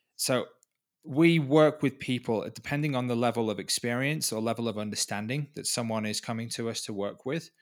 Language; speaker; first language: English; native; English